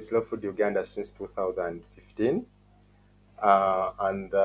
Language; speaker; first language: English; non-native, local second language; Ganda